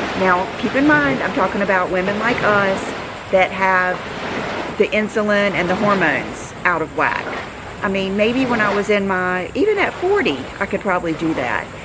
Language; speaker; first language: English; native; English